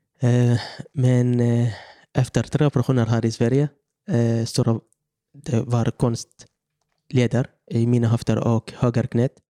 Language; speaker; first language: Swedish; non-native, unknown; Arabic